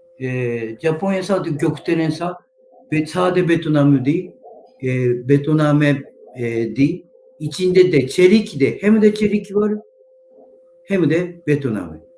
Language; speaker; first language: Turkish; non-native, learner; Japanese